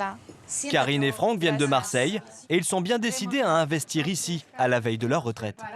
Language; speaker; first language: French; native; French